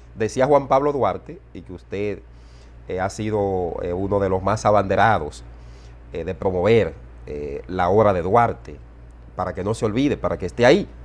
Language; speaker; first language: Spanish; native; Spanish